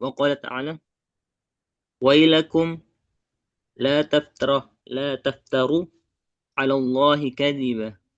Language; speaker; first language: Arabic; non-native, learner; Indonesian